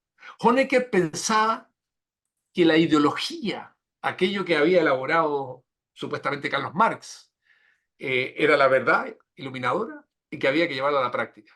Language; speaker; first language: Spanish; native; Spanish